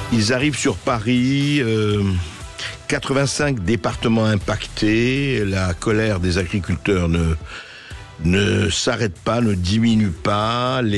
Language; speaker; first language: French; native; French